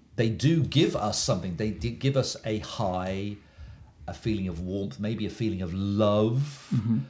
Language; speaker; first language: English; native; English